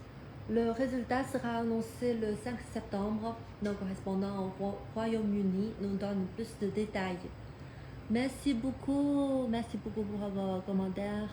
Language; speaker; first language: French; non-native, fluent; Chinese